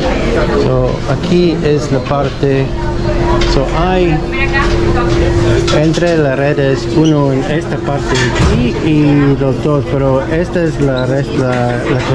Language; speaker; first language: Spanish; non-native, learner; English